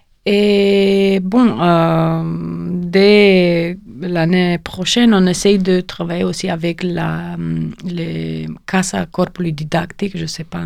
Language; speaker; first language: French; non-native, fluent; Romanian